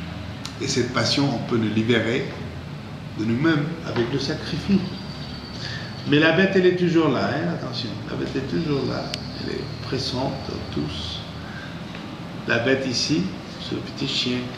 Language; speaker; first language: French; non-native, fluent; English